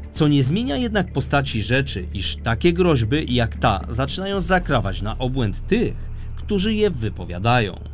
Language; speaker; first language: Polish; native; Polish